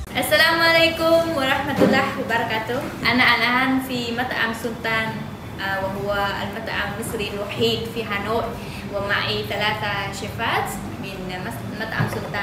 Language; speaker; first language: Arabic; non-native, fluent; Vietnamese